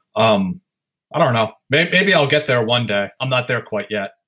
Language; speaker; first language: English; native; English